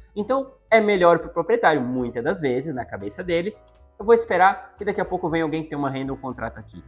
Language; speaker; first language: Portuguese; native; Portuguese